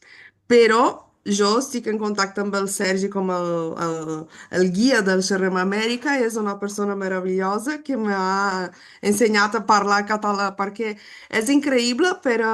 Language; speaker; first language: Catalan; non-native, fluent; Portuguese